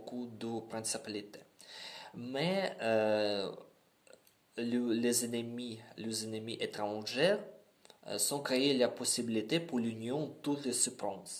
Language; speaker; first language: French; non-native, learner; Ukrainian